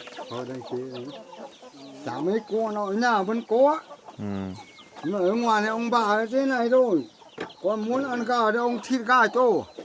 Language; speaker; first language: Vietnamese; native; Vietnamese